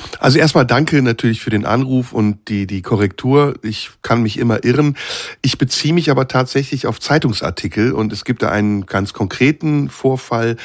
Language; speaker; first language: German; early bilingual, other home language; Turkish